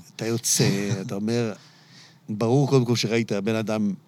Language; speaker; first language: Hebrew; early bilingual, other home language; Arabic